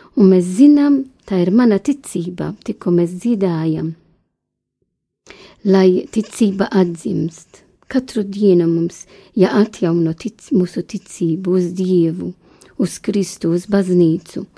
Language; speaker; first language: Latvian; non-native, learner; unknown